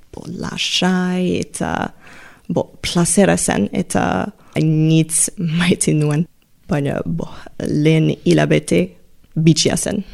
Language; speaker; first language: Basque; non-native, learner; English